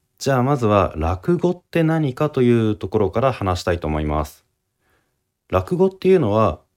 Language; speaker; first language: Japanese; native; Japanese